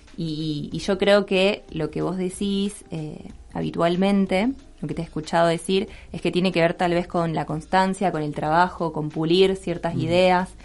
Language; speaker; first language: Spanish; native; Spanish